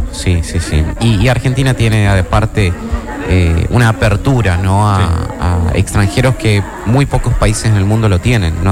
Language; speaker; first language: Spanish; native; Spanish